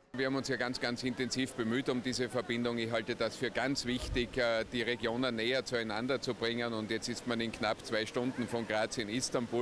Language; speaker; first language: German; native; German